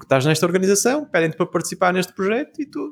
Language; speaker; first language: Portuguese; native; Portuguese